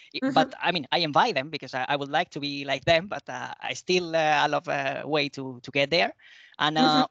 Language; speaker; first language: English; non-native, fluent; Spanish